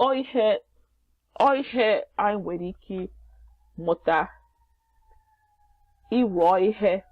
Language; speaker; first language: Igbo; non-native, learner; English